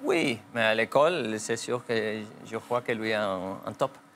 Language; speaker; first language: French; non-native, fluent; Spanish